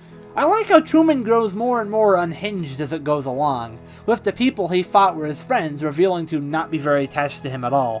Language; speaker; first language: English; native; English